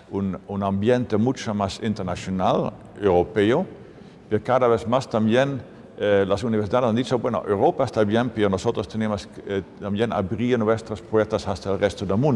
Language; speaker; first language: Spanish; non-native, fluent; Dutch